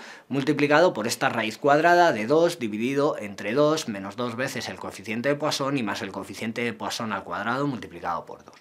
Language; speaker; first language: Spanish; native; Spanish